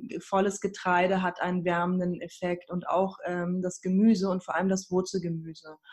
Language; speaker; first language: German; early bilingual, other home language; Persian